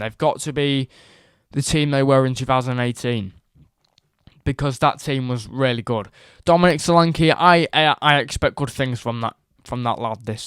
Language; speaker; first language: English; native; English